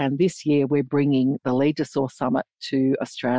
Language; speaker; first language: English; native; English